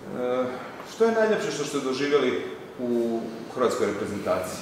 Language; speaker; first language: Serbian; native; Serbian